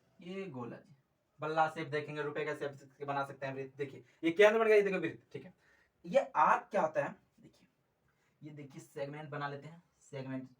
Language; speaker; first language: Hindi; native; Hindi